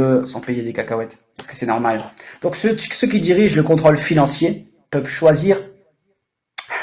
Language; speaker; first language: French; native; French